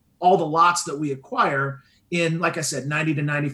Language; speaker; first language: English; native; English